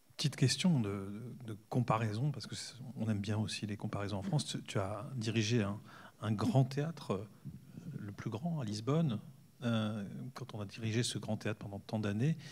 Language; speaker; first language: French; native; French